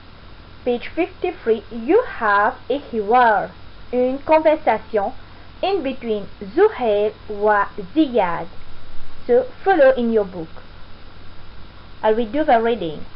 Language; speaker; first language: English; non-native, fluent; French